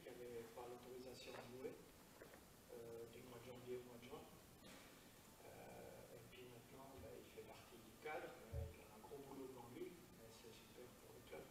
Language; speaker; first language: French; native; French